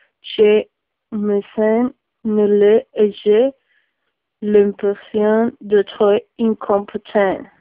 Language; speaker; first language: French; non-native, learner; Spanish